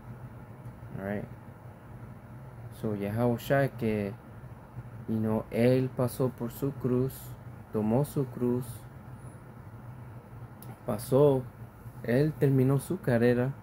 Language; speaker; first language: Spanish; early bilingual, heritage; Spanish